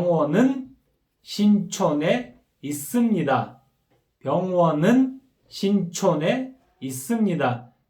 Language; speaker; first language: Korean; non-native, fluent; Kyrgyz